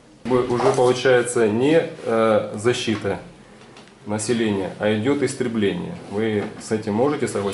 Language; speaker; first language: Russian; native; Russian